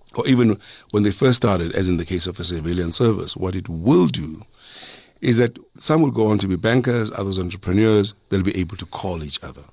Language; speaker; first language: English; non-native, local second language; Zulu